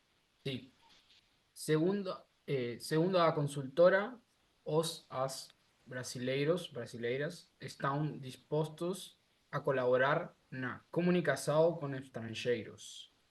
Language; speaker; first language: Portuguese; non-native, learner; Spanish